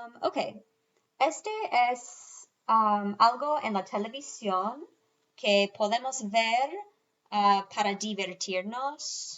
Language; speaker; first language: Spanish; non-native, fluent; English